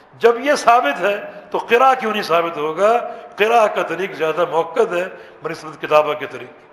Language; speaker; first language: Urdu; native; Urdu